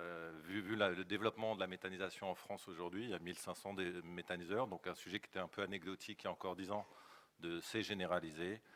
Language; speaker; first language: French; native; French